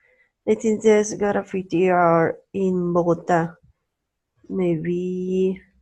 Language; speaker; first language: English; non-native, learner; Spanish